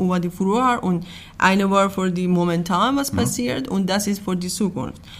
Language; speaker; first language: German; non-native, learner; Persian